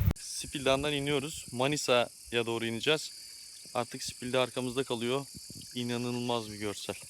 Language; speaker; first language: Turkish; native; Turkish